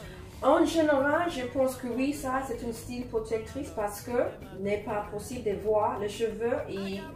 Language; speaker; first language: French; non-native, learner; English